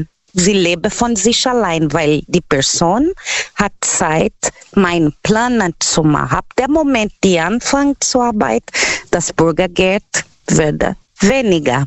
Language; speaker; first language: German; non-native, learner; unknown